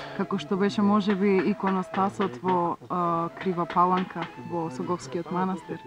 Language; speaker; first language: Macedonian; native; Macedonian